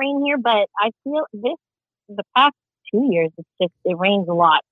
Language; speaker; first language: English; early bilingual, other home language; Filipino